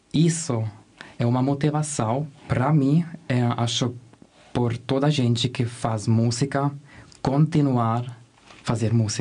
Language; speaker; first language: Portuguese; non-native, fluent; German